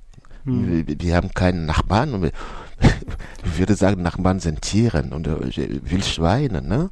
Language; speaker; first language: German; non-native, learner; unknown